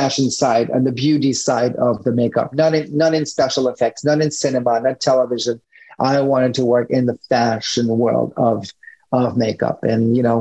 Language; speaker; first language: English; non-native, fluent; French